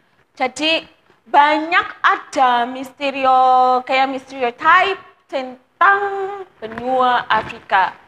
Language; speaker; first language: Indonesian; non-native, fluent; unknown